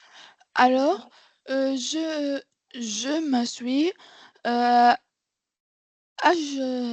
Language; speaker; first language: French; non-native, learner; Arabic